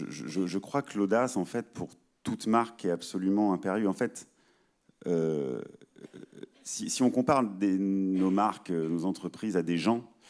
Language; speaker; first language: French; native; French